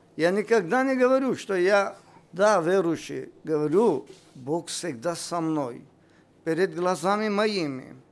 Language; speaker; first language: Russian; non-native, local second language; Armenian